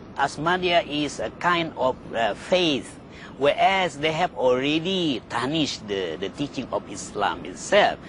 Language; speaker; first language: English; non-native, fluent; Indonesian